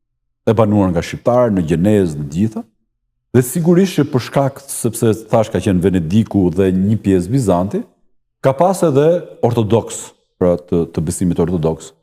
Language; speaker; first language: Albanian; native; Albanian